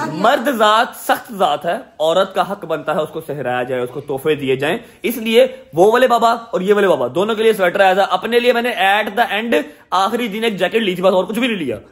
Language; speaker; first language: Urdu; non-native, local second language; Punjabi